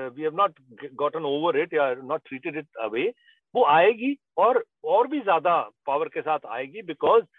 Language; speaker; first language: Hindi; native; Hindi